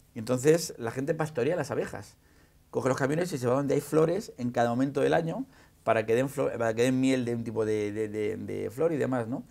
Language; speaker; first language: Spanish; native; Spanish